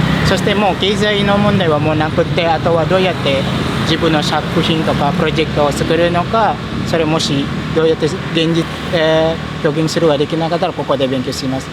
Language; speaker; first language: Japanese; non-native, fluent; Indonesian